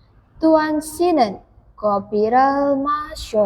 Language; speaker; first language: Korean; non-native, fluent; Indonesian